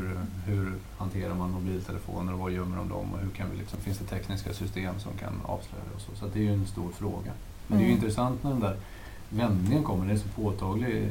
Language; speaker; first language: Swedish; native; Swedish